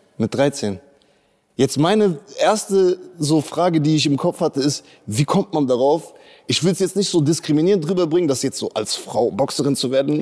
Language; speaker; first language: German; native; German